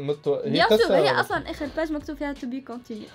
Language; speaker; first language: Arabic; native; Arabic